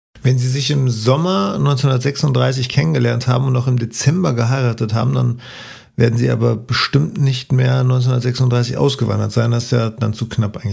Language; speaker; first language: German; native; German